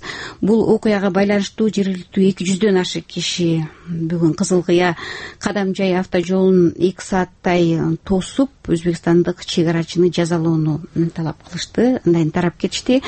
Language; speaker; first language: Kyrgyz; native; Kyrgyz